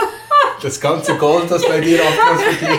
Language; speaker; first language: German; native; German